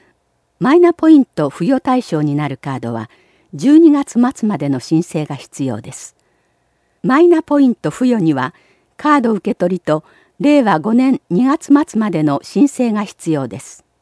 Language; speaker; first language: Japanese; native; Japanese